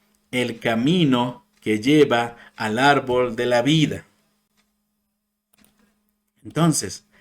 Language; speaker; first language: Spanish; non-native, fluent; English